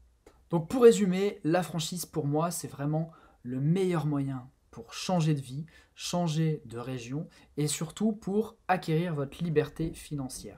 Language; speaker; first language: French; native; French